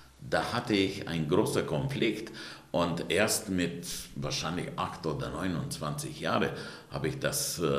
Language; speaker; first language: German; non-native, fluent; Romanian